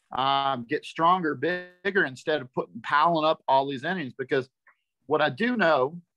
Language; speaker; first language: English; native; English